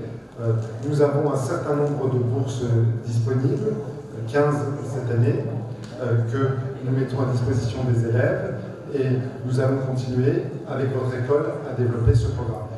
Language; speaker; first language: French; native; French